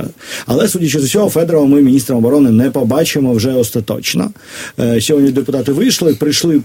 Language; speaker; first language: Ukrainian; native; Ukrainian